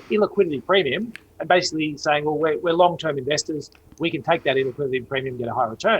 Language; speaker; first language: English; native; English